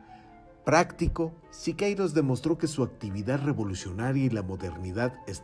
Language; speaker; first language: Spanish; native; Spanish